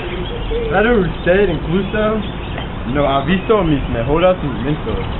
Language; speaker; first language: Spanish; non-native, learner; English